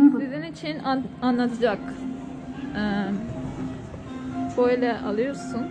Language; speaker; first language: Turkish; non-native, learner; Persian